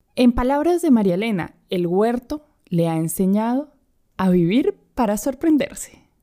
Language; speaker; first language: Spanish; native; Spanish